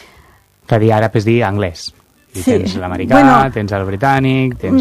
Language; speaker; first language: Catalan; native; Catalan